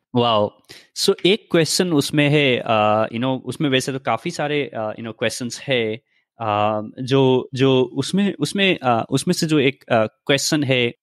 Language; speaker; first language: Hindi; native; Hindi